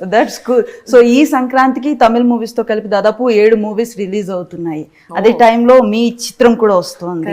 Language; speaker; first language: Telugu; native; Telugu